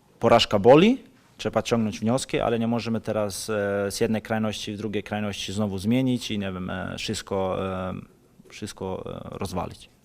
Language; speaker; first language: Polish; non-native, fluent; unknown